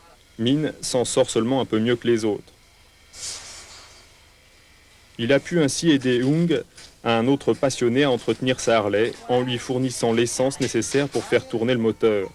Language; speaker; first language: French; native; French